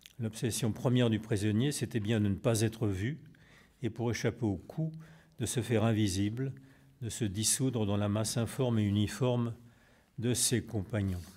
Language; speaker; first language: French; native; French